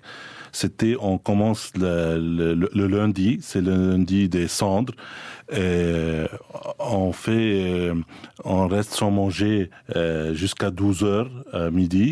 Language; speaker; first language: French; non-native, fluent; Spanish